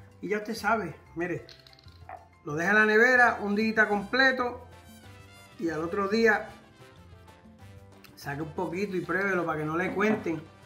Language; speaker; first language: Spanish; early bilingual, heritage; Spanish